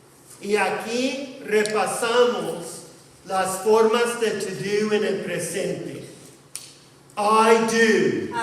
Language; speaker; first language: Spanish; non-native, fluent; English